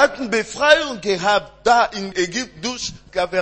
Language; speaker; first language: German; non-native, learner; French